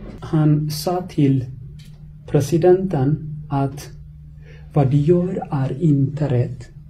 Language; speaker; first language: Swedish; non-native, fluent; Tigrinya